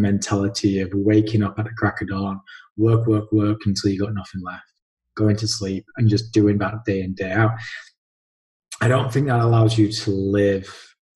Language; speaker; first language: English; native; English